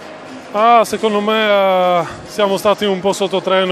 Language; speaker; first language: Italian; non-native, fluent; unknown